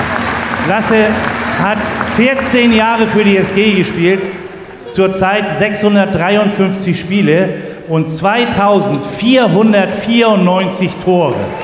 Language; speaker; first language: German; native; German